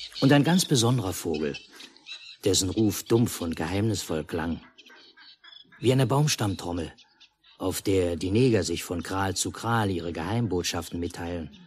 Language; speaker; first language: German; native; German